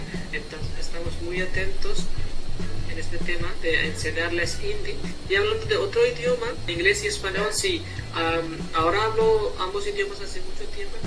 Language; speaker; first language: Spanish; non-native, fluent; Hindi